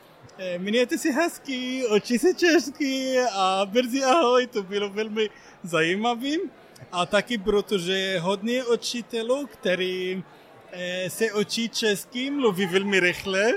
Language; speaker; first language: Czech; non-native, learner; Arabic